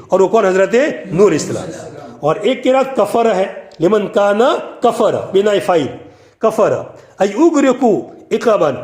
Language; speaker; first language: Urdu; non-native, local second language; Gujarati